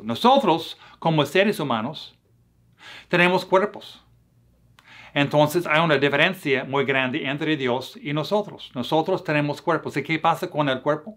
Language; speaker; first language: Spanish; non-native, fluent; English